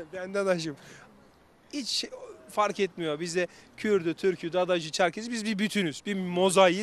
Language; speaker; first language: Turkish; native; Turkish